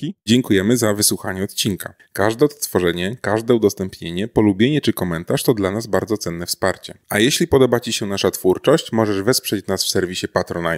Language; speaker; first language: Polish; native; Polish